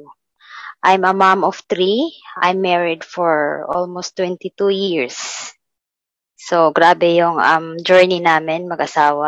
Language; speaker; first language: English; non-native, local second language; Cebuano